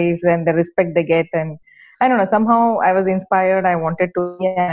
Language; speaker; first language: English; non-native, local second language; Kannada